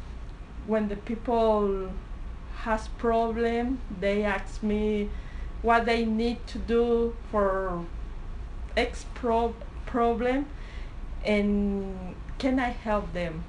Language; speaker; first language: English; non-native, learner; Spanish